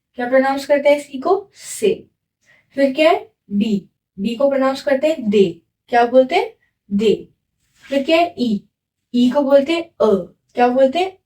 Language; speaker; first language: Hindi; native; Hindi